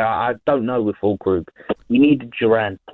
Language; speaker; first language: English; native; English